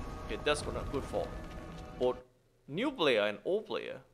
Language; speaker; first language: English; non-native, learner; Thai